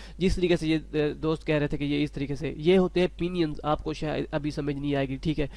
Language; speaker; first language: Urdu; non-native, local second language; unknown